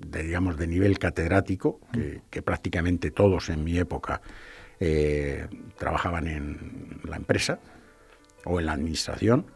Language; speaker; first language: Spanish; native; Spanish